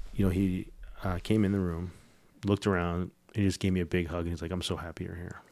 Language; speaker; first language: English; native; English